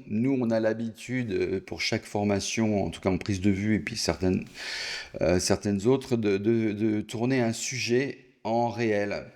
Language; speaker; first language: French; native; French